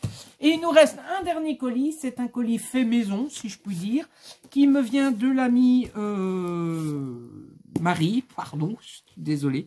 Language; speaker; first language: French; native; French